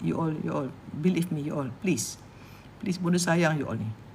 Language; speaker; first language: English; non-native, local second language; Malay